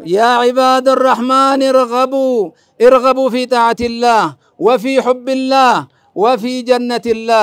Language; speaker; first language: Arabic; non-native, fluent; Oromo